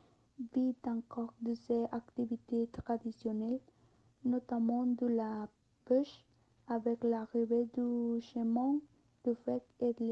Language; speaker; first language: French; non-native, learner; Spanish